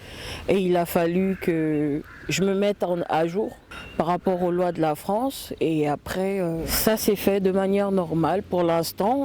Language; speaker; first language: French; non-native, fluent; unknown